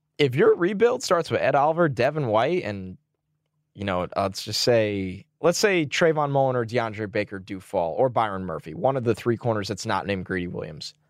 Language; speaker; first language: English; native; English